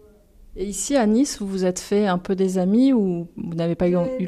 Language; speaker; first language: French; native; French